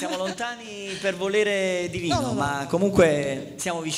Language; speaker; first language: Italian; native; Italian